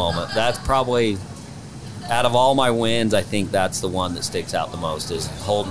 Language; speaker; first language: English; native; English